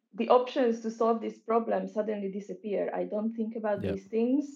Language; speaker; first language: English; non-native, fluent; Hungarian